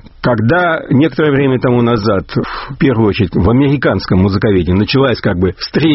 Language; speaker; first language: Russian; native; Russian